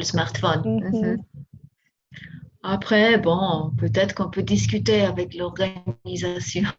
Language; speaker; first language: French; non-native, fluent; Spanish